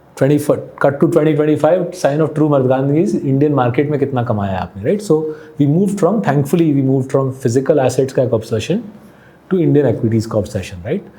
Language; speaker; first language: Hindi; non-native, local second language; Bangla